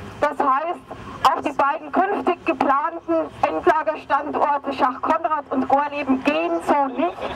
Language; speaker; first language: German; native; German